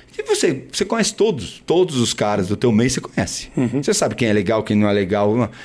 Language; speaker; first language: Portuguese; early bilingual, other home language; Spanish